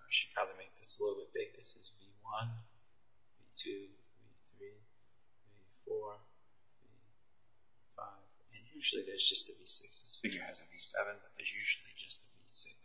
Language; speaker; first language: English; native; English